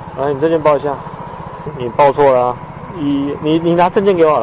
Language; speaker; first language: Chinese; native; Chinese